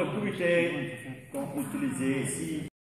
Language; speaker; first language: French; non-native, learner; Dutch